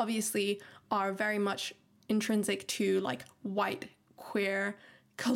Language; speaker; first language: English; non-native, local second language; Cantonese